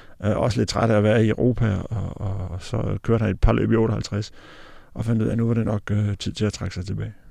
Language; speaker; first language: Danish; native; Danish